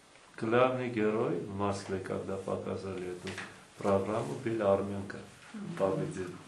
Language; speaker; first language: Russian; non-native, local second language; Armenian